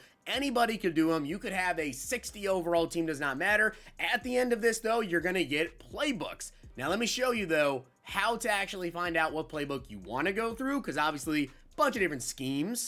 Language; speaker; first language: English; native; English